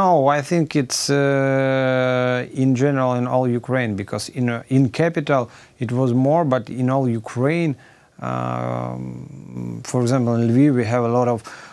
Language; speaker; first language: English; non-native, learner; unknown